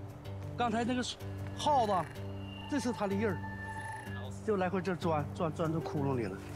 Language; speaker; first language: Chinese; native; Chinese